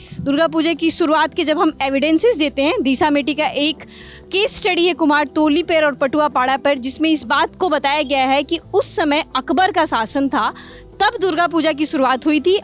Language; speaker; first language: Hindi; native; Hindi